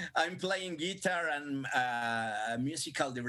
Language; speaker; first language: English; non-native, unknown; Spanish